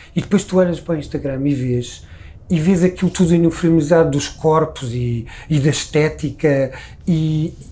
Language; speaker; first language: Portuguese; native; Portuguese